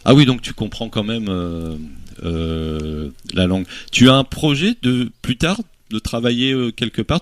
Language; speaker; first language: French; native; French